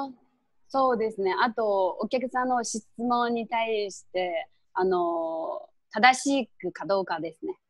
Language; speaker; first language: Japanese; non-native, fluent; Chinese